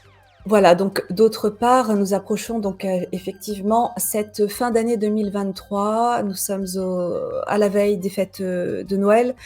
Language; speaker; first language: French; native; French